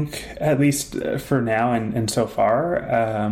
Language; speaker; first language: English; native; English